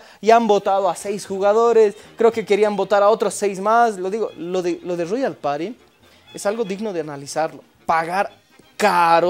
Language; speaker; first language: Spanish; native; Spanish